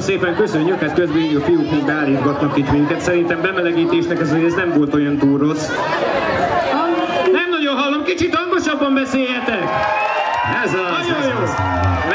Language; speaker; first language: Hungarian; native; Hungarian